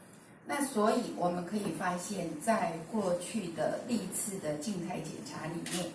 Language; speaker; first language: Chinese; native; Chinese